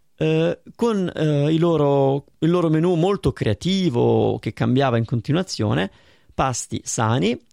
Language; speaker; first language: Italian; native; Italian